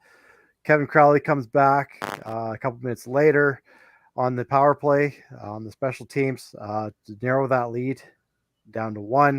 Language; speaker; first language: English; native; English